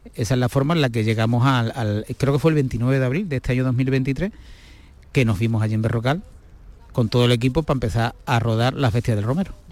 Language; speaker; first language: Spanish; native; Spanish